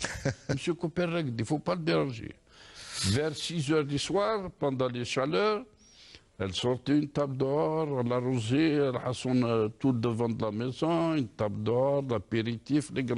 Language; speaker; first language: French; non-native, local second language; Kabyle